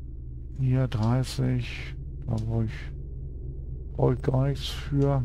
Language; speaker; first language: German; native; German